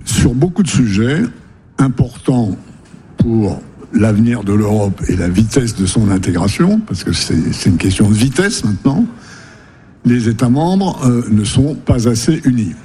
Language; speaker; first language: French; native; French